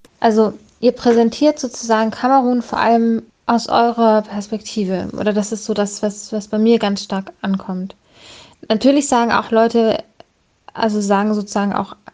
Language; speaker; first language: German; native; German